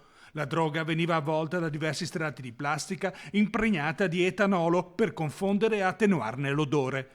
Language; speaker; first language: Italian; native; Italian